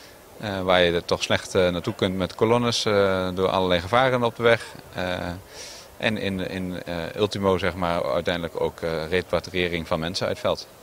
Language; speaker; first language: Dutch; native; Dutch